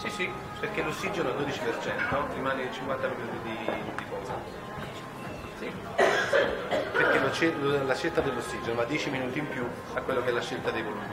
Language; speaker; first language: Italian; native; Italian